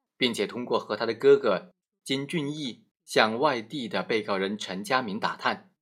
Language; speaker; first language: Chinese; native; Chinese